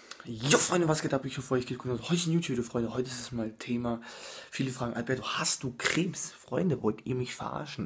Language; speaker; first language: German; non-native, fluent; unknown